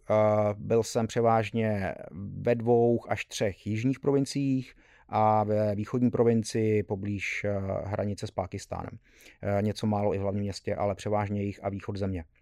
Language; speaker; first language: Czech; early bilingual, heritage; Czech